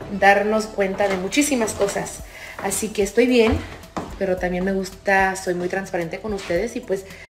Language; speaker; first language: Spanish; early bilingual, other home language; English